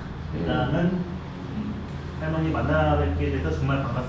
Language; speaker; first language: Korean; native; Korean